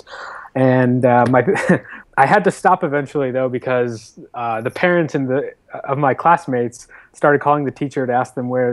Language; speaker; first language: English; native; English